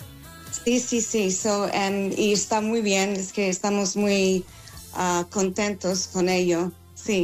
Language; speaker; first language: Spanish; non-native, fluent; English